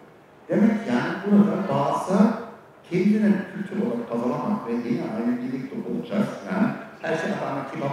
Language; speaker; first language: Turkish; non-native, learner; German